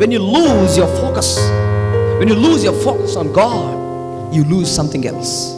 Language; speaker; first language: English; non-native, local second language; Telugu